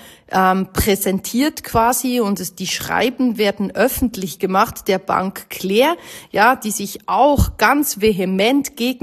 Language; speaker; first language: German; native; German